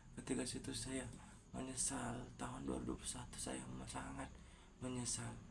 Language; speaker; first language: Indonesian; native; Indonesian